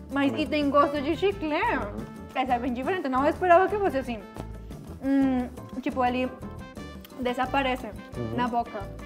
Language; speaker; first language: Portuguese; non-native, fluent; Spanish